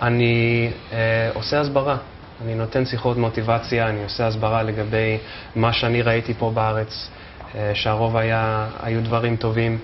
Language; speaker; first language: Hebrew; non-native, fluent; English